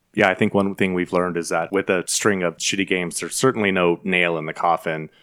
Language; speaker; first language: English; native; English